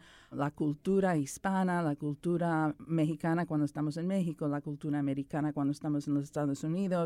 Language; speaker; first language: Spanish; early bilingual, other home language; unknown